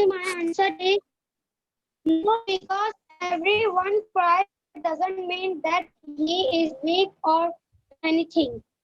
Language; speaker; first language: English; non-native, learner; Hindi